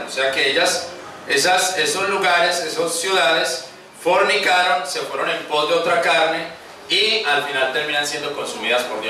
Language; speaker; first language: Spanish; native; Spanish